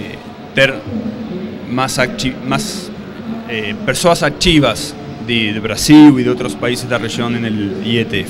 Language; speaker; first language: Portuguese; non-native, learner; Spanish